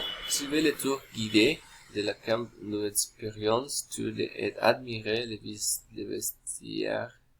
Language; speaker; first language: French; non-native, learner; Spanish